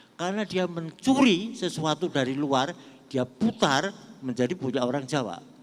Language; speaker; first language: Indonesian; non-native, local second language; Javanese